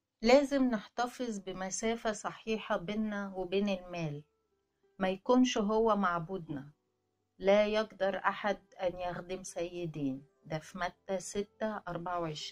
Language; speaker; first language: Arabic; native; Arabic